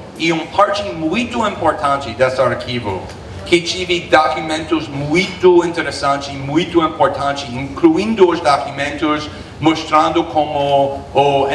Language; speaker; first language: Portuguese; non-native, fluent; English